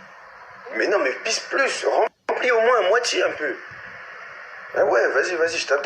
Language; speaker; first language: French; native; French